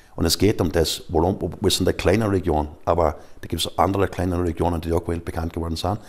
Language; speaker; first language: German; non-native, fluent; English